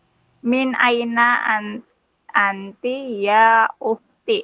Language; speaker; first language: Arabic; non-native, learner; Indonesian